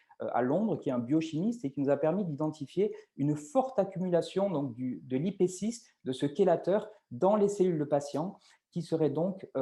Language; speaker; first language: French; native; French